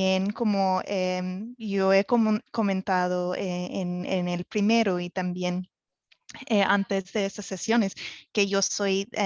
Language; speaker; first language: Spanish; non-native, fluent; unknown